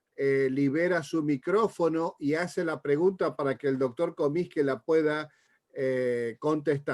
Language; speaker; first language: Spanish; native; Spanish